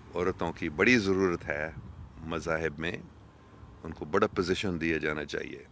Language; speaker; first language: Urdu; non-native, local second language; English